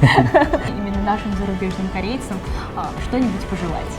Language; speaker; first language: Russian; native; Russian